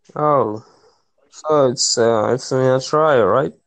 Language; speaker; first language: English; non-native, local second language; Swahili